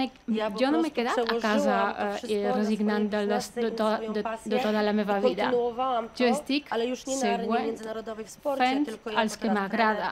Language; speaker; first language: Catalan; non-native, learner; Polish